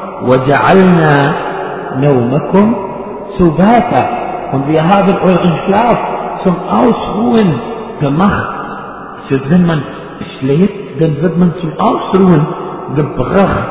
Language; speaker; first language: German; non-native, fluent; Arabic